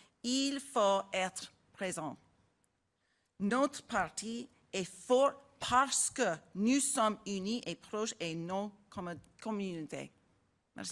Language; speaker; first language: French; non-native, learner; English